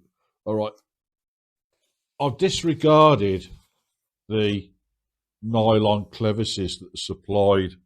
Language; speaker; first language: English; native; English